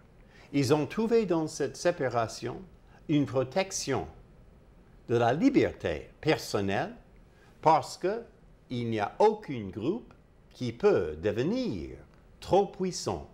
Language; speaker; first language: French; non-native, fluent; English